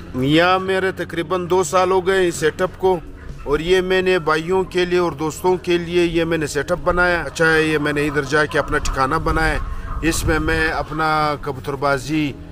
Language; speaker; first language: Urdu; non-native, local second language; Pashto